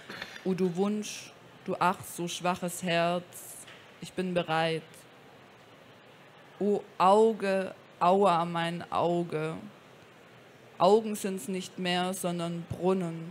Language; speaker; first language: German; native; German